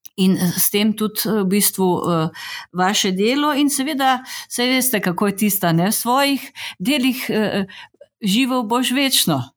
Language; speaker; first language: Slovenian; native; Slovenian